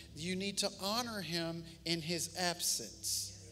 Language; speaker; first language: English; native; English